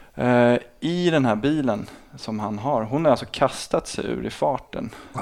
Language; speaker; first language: Swedish; native; Swedish